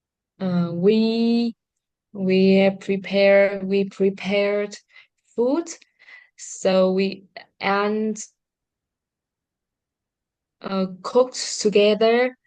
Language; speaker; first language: English; non-native, learner; Vietnamese